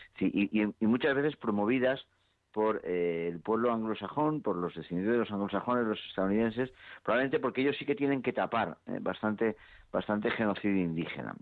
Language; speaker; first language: Spanish; native; Spanish